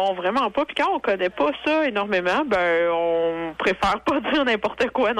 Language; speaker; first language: French; native; French